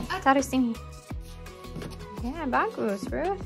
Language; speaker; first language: Indonesian; non-native, learner; English